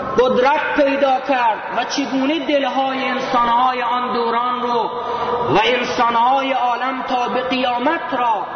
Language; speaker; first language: Persian; native; Persian